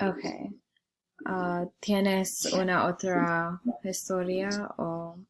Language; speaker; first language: Spanish; non-native, learner; English